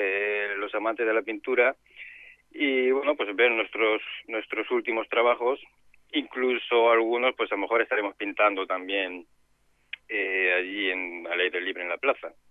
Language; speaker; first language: Spanish; native; Spanish